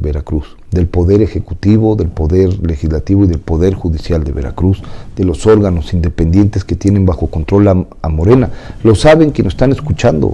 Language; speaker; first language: Spanish; native; Spanish